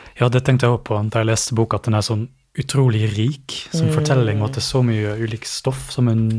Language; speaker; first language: Norwegian; native; Norwegian